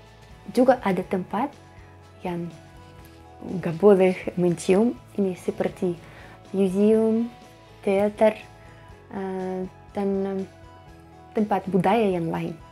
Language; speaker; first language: Indonesian; non-native, fluent; Russian